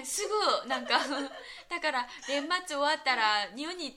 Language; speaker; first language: Japanese; non-native, fluent; Korean